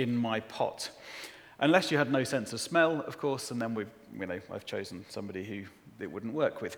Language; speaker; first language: English; native; English